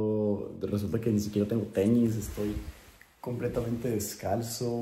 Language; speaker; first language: Spanish; native; Spanish